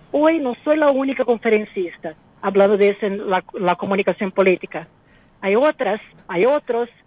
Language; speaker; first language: Spanish; non-native, fluent; Portuguese